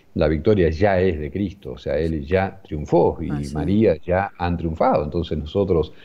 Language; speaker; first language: Spanish; native; Spanish